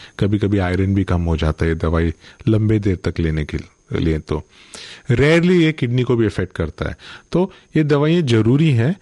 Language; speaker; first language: Hindi; non-native, local second language; Gujarati